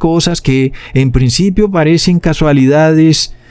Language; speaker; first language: Spanish; native; Spanish